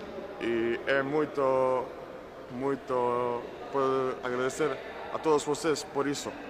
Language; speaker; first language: Portuguese; non-native, learner; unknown